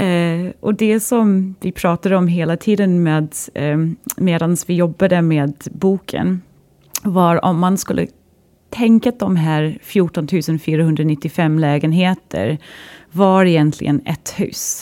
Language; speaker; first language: Swedish; non-native, fluent; English